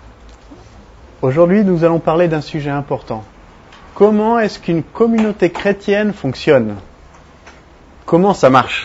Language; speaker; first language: French; native; French